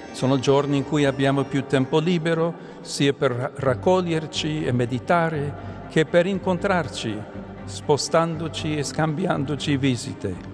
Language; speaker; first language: Italian; non-native, fluent; English